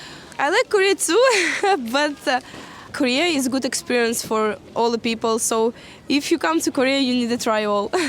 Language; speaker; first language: English; non-native, learner; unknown